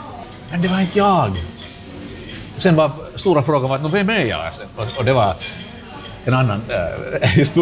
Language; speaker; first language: Swedish; non-native, local second language; Finnish